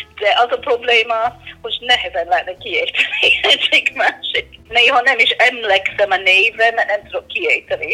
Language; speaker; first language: Hungarian; non-native, learner; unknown